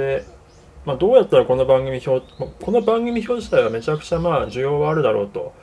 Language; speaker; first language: Japanese; native; Japanese